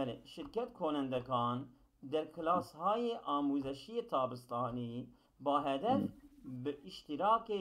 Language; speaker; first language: Persian; non-native, fluent; Kurdish